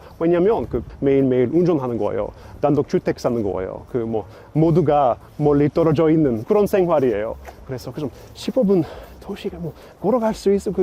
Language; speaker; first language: Korean; non-native, fluent; English